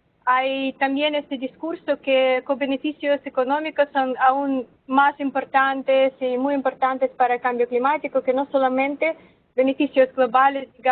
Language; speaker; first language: Spanish; non-native, fluent; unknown